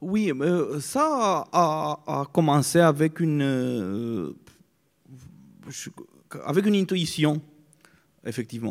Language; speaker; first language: French; non-native, fluent; Romanian